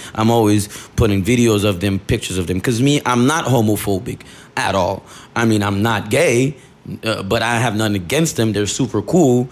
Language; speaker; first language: English; early bilingual, other home language; Haitian Creole